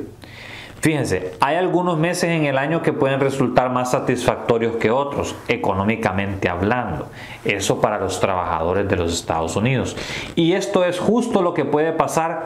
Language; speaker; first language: Spanish; native; Spanish